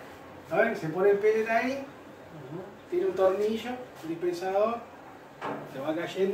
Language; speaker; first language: Spanish; native; Spanish